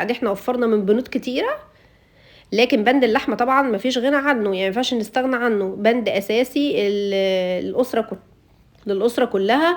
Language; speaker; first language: Arabic; native; Arabic